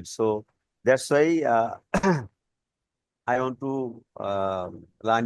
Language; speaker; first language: English; non-native, learner; Bangla